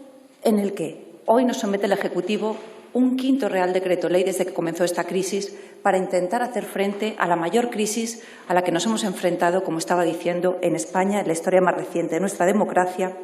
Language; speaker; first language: Spanish; native; Spanish